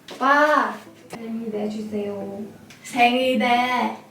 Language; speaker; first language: Korean; non-native, learner; Thai